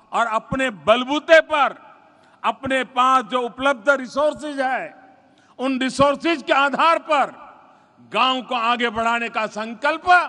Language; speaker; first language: Hindi; non-native, local second language; Gujarati